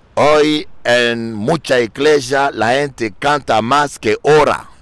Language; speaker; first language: Spanish; non-native, learner; French